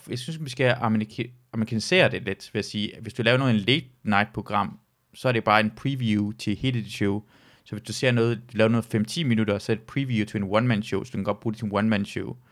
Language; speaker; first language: Danish; early bilingual, other home language; Persian